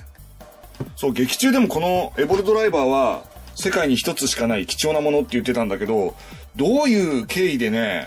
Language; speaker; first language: Japanese; native; Japanese